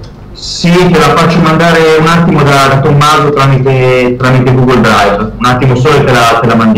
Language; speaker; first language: Italian; native; Italian